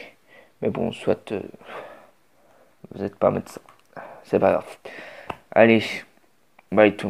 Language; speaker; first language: French; native; French